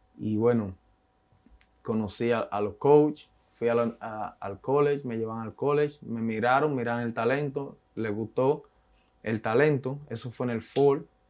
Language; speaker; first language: Spanish; native; Spanish